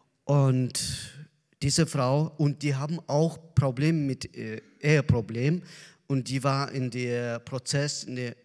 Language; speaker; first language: German; non-native, learner; Azerbaijani